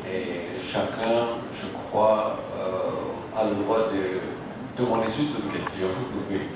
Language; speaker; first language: French; non-native, fluent; Indonesian